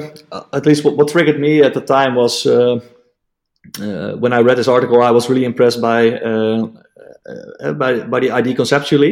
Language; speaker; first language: English; non-native, fluent; Dutch